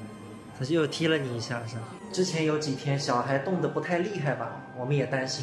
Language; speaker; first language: Chinese; non-native, local second language; Wu Chinese